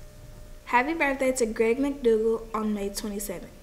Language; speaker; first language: English; native; English